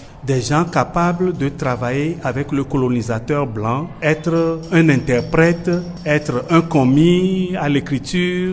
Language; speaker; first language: French; non-native, local second language; Ewe